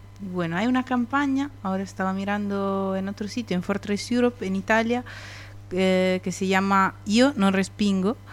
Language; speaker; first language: Spanish; non-native, fluent; Italian